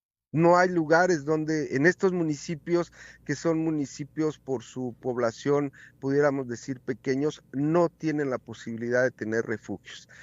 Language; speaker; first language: Spanish; native; Spanish